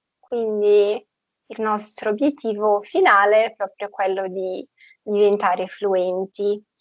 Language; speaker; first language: Italian; non-native, fluent; Portuguese